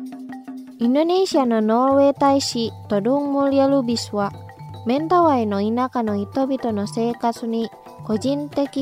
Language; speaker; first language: Japanese; non-native, fluent; Indonesian